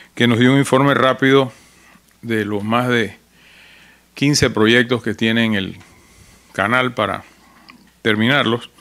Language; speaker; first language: Spanish; native; Spanish